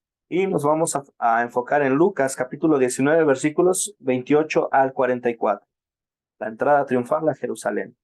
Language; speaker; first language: Spanish; native; Spanish